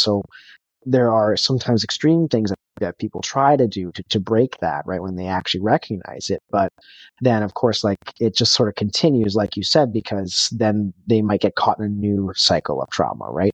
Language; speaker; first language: English; native; English